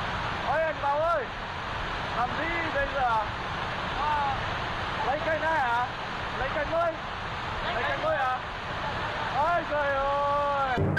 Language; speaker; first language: Vietnamese; non-native, learner; English